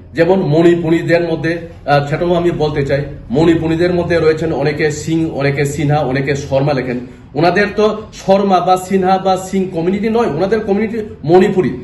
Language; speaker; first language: Bangla; non-native, local second language; Kok Borok